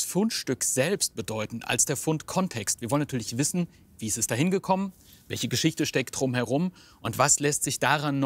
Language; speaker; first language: German; native; German